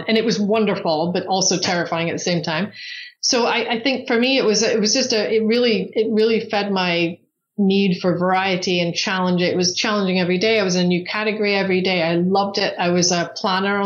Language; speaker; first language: English; native; English